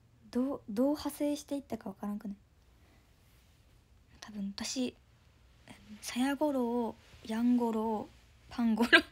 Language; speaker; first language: Japanese; native; Japanese